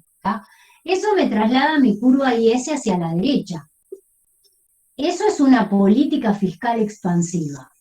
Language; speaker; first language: Spanish; native; Spanish